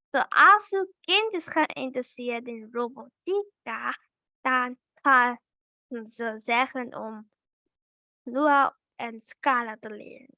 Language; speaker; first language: Dutch; early bilingual, other home language; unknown